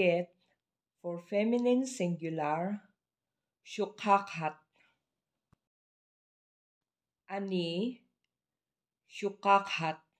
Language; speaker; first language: English; non-native, local second language; Filipino